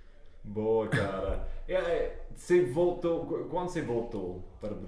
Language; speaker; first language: Portuguese; non-native, fluent; English